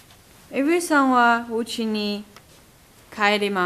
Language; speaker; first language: Japanese; non-native, learner; English